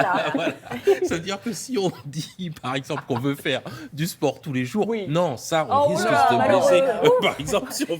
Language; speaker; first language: French; native; French